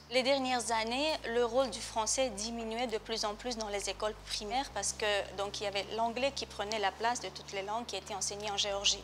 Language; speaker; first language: French; non-native, fluent; Georgian